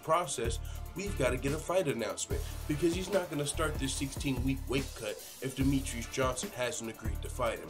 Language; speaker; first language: English; native; English